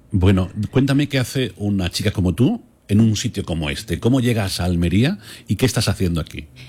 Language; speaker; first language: Spanish; native; Spanish